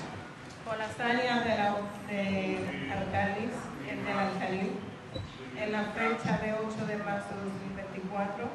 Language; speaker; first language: Spanish; non-native, fluent; Haitian Creole